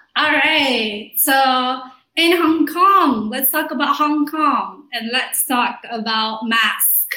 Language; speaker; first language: English; non-native, local second language; Malay